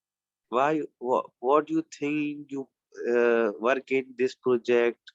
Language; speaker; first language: English; non-native, learner; Urdu